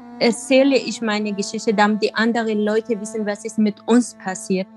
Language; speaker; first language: German; non-native, learner; Kurdish